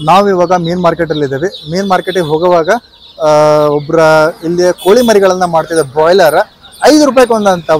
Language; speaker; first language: Kannada; native; Kannada